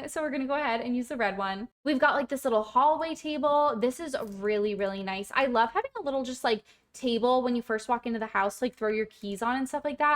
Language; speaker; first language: English; native; English